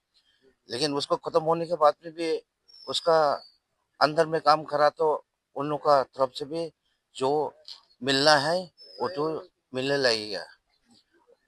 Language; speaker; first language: Hindi; non-native, local second language; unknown